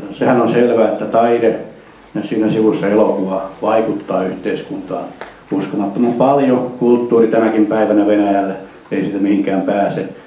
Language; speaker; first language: Finnish; native; Finnish